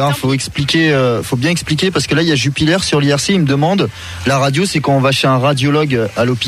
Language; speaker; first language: French; native; French